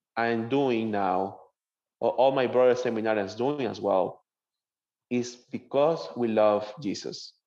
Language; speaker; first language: English; non-native, learner; Spanish